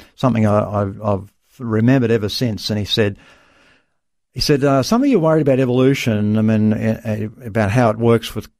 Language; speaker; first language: English; native; English